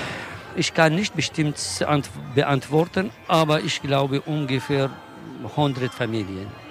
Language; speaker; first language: German; non-native, learner; Kurdish